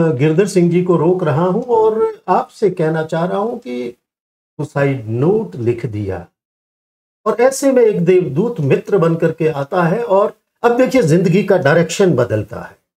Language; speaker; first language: Hindi; native; Hindi